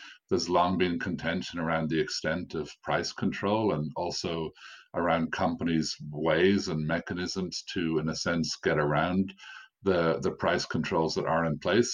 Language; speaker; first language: English; native; English